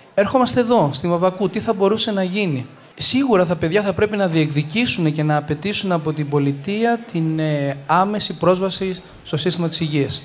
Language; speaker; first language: Greek; native; Greek